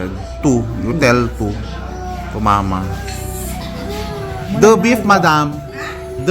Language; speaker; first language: English; non-native, learner; Filipino